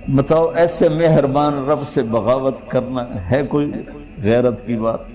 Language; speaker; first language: Urdu; non-native, local second language; Punjabi